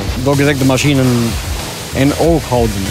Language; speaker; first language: Dutch; non-native, learner; Romanian